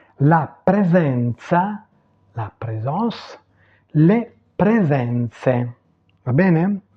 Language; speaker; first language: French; non-native, fluent; Italian